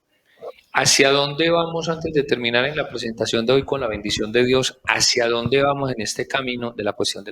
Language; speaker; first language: Spanish; native; Spanish